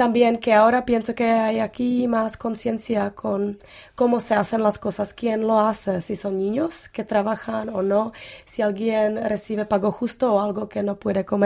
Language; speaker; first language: Spanish; non-native, learner; Czech